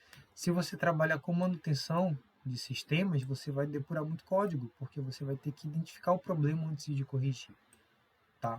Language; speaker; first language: Portuguese; native; Portuguese